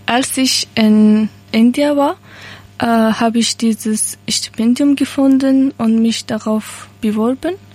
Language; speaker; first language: German; non-native, learner; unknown